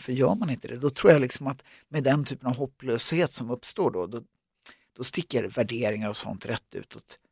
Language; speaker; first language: Swedish; native; Swedish